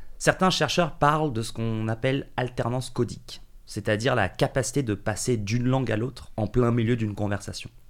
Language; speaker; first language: French; early bilingual, other home language; English